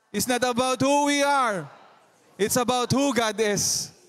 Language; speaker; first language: English; non-native, local second language; Filipino